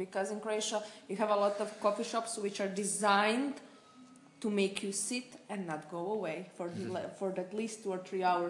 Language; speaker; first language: English; non-native, fluent; Croatian